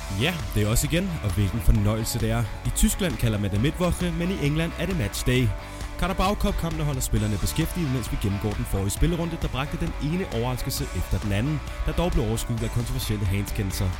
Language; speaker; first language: Danish; native; Danish